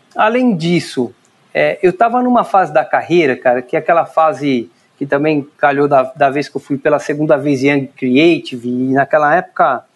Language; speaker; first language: Portuguese; native; Portuguese